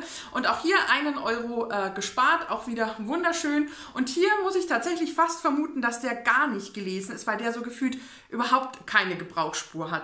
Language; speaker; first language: German; native; German